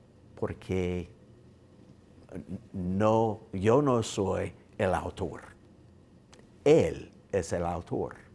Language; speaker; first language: Spanish; non-native, learner; English